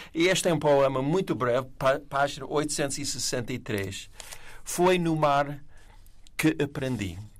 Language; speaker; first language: Portuguese; non-native, fluent; English